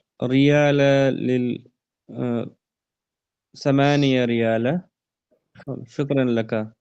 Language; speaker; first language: Arabic; non-native, learner; Urdu